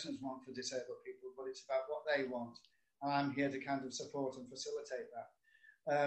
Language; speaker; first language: English; native; English